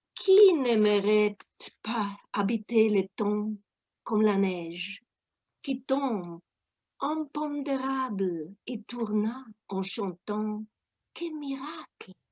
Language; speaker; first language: French; non-native, fluent; German